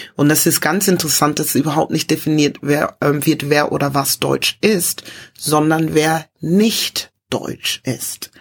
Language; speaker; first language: German; early bilingual, other home language; English